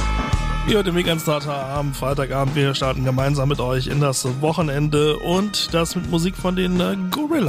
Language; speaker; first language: German; native; German